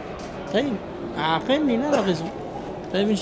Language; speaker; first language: Arabic; non-native, fluent; French